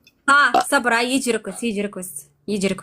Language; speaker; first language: Arabic; non-native, learner; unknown